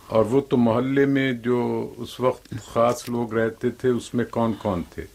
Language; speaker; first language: Urdu; native; Urdu